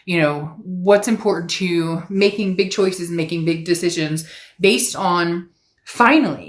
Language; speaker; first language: English; native; English